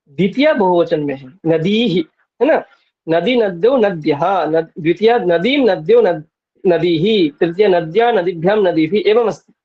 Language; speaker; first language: Hindi; non-native, local second language; Bangla